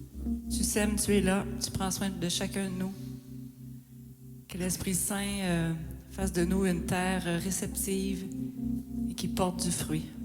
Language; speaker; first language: French; native; French